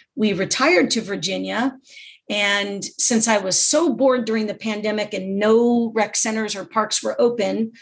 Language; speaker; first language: English; native; English